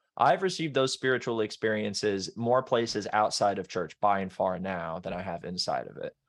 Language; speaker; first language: English; native; English